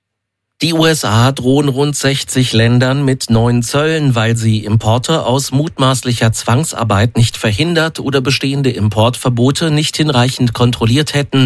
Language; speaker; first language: German; native; German